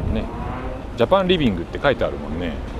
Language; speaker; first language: Japanese; native; Japanese